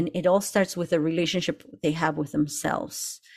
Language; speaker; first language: English; early bilingual, other home language; Spanish